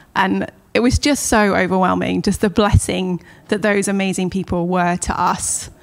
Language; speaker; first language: English; native; English